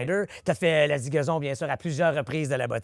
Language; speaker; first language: French; native; French